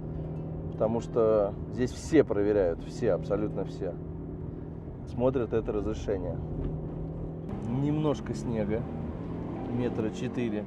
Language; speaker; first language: Russian; native; Russian